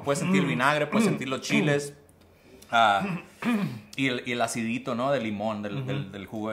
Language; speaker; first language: Spanish; native; Spanish